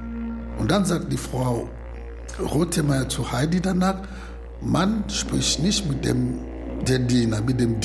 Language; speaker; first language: German; non-native, learner; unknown